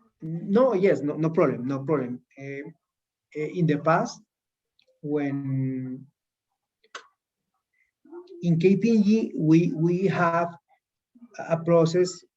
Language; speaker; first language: English; non-native, learner; Spanish